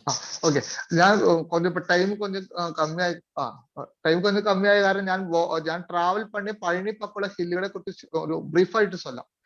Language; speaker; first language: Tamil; non-native, learner; Malayalam